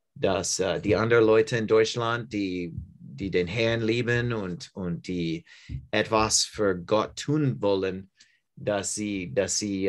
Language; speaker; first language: German; non-native, learner; English